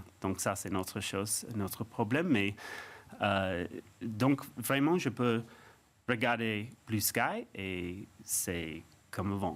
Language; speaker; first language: French; non-native, fluent; English